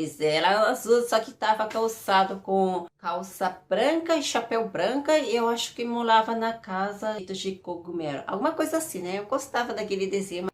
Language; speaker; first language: Portuguese; early bilingual, other home language; Japanese